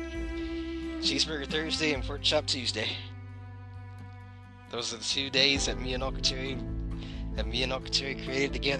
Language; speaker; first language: English; native; English